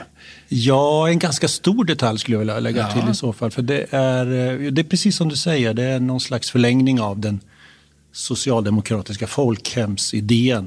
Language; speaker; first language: Swedish; native; Swedish